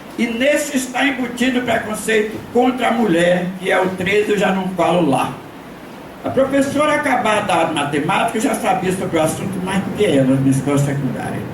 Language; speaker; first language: Portuguese; native; Portuguese